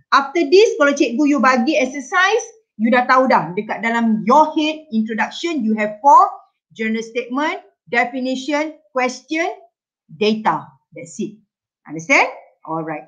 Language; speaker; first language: English; non-native, local second language; Malay